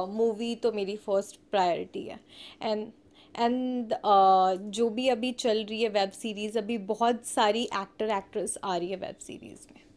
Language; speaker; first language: Hindi; native; Hindi